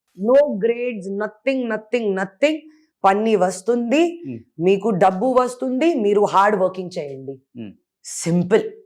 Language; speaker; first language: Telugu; non-native, local second language; Hindi